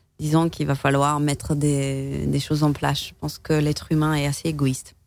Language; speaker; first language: French; non-native, fluent; English